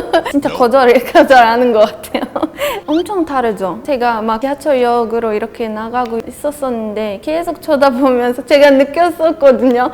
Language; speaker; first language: Korean; non-native, fluent; Arabic